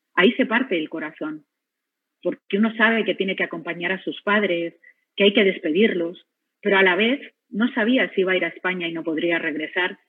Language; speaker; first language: Spanish; native; Spanish